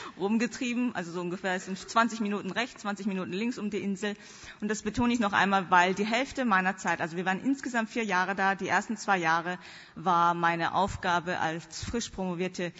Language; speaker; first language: German; early bilingual, other home language; Korean